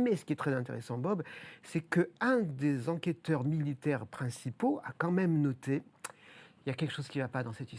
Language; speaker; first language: French; native; French